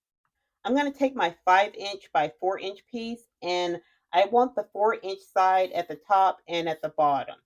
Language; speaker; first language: English; native; English